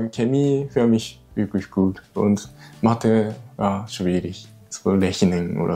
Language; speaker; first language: German; non-native, learner; Japanese